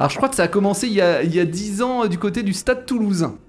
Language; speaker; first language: French; native; French